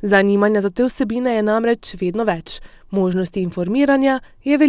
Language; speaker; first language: Slovenian; native; Slovenian